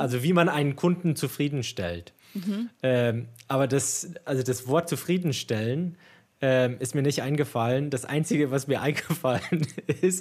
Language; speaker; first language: German; non-native, fluent; English